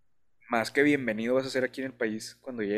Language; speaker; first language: Spanish; native; Spanish